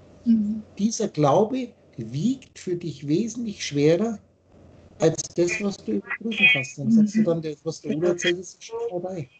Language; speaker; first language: German; native; German